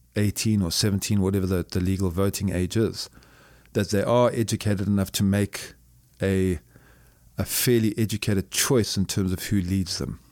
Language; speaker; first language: English; native; English